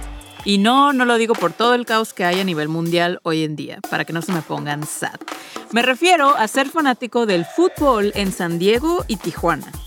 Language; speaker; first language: Spanish; native; Spanish